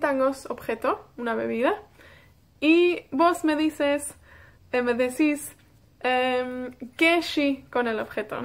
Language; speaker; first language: Spanish; non-native, fluent; Welsh